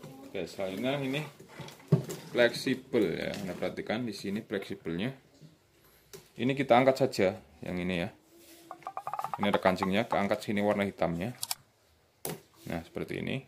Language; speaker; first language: Indonesian; native; Indonesian